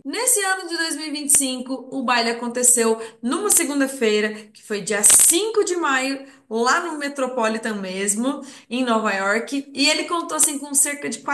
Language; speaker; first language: Portuguese; native; Portuguese